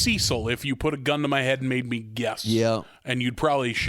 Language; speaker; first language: English; native; English